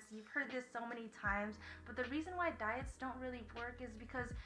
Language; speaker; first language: English; native; English